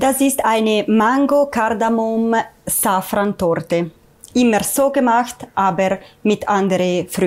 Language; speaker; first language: German; non-native, learner; Italian